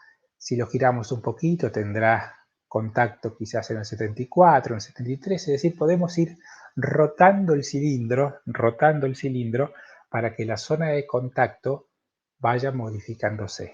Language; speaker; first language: Spanish; native; Spanish